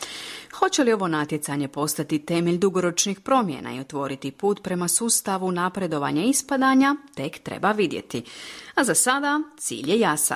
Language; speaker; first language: Croatian; native; Croatian